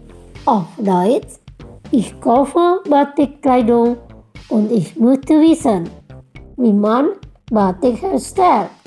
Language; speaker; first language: German; non-native, fluent; Indonesian